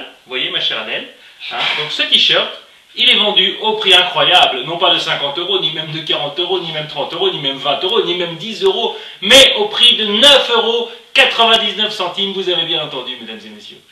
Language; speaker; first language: French; native; French